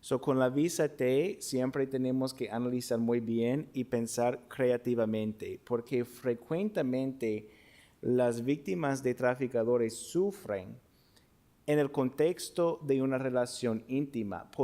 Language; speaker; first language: Spanish; non-native, fluent; English